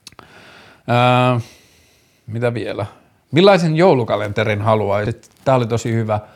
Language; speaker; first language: Finnish; native; Finnish